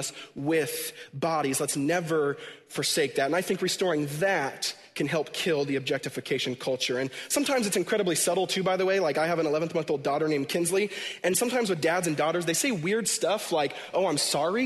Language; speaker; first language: English; native; English